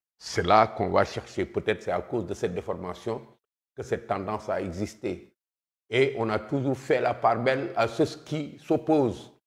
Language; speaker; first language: French; non-native, local second language; Wolof